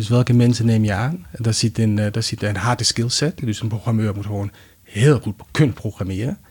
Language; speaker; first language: Dutch; non-native, fluent; Danish